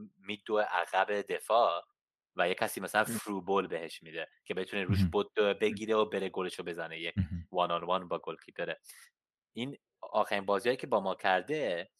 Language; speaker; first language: Persian; early bilingual, heritage; Persian